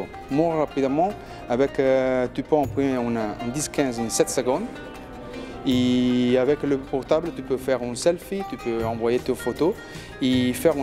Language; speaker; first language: French; non-native, learner; Spanish